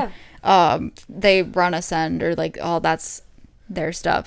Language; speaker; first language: English; native; English